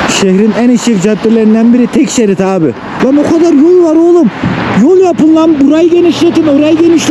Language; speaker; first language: Turkish; native; Turkish